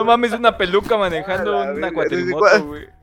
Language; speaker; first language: Spanish; native; Spanish